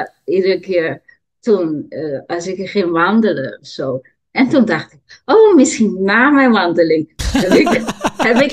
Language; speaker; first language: Dutch; non-native, learner; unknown